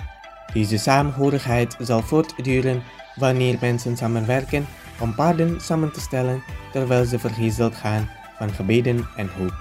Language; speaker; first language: Dutch; non-native, fluent; Indonesian